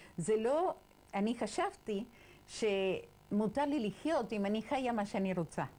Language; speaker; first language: Hebrew; non-native, fluent; Spanish